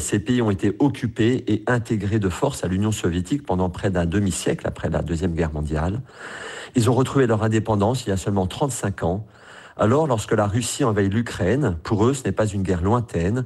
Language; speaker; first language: French; native; French